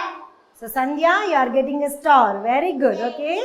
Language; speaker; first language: English; non-native, fluent; Tamil